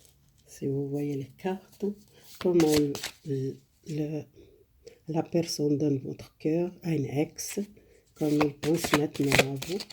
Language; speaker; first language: French; non-native, learner; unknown